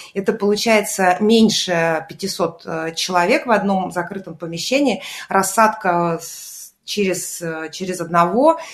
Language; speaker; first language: Russian; native; Russian